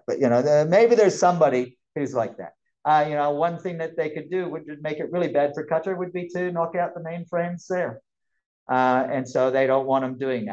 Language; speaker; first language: English; native; English